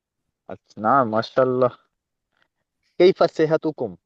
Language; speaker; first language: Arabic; non-native, learner; Urdu